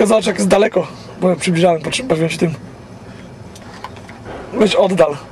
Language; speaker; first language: Polish; native; Polish